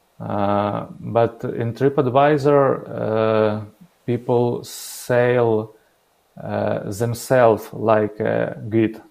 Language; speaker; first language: English; non-native, learner; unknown